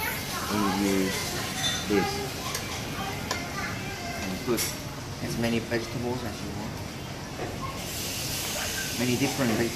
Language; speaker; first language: English; non-native, learner; Korean